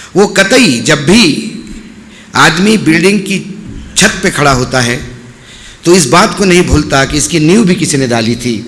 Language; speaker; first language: Hindi; non-native, local second language; Marathi